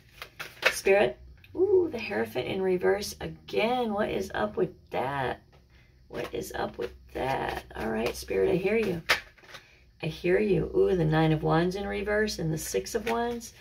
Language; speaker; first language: English; native; English